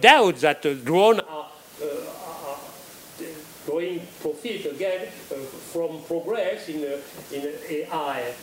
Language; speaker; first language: English; non-native, fluent; French